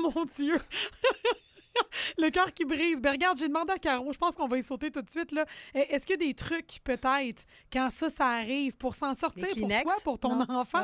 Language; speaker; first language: French; native; French